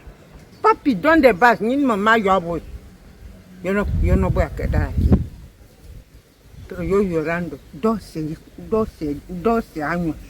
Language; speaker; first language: Spanish; non-native, learner; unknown